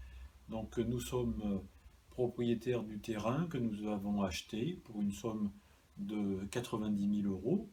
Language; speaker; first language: French; native; French